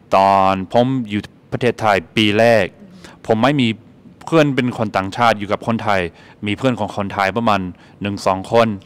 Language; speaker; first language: Thai; non-native, fluent; English